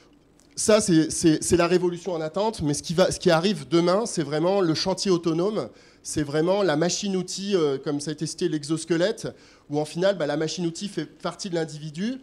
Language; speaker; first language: French; native; French